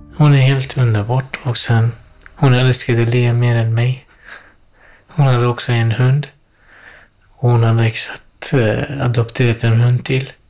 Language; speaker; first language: Swedish; non-native, fluent; Kurdish